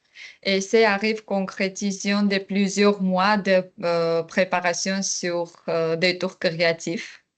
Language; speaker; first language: French; non-native, learner; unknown